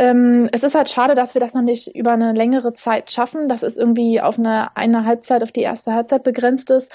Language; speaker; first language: German; native; German